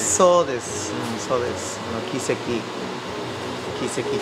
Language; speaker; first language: Japanese; non-native, learner; Spanish